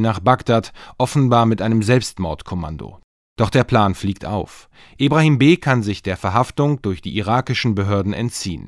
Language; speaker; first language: German; native; German